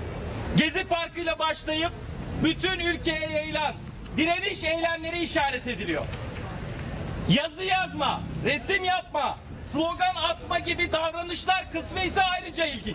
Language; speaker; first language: Turkish; native; Turkish